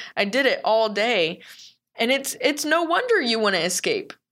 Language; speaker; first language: English; native; English